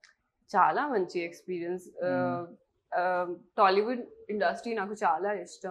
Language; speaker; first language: Telugu; non-native, learner; Punjabi